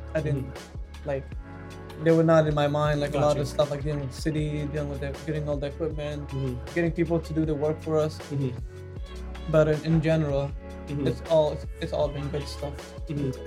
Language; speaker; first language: English; non-native, fluent; Arabic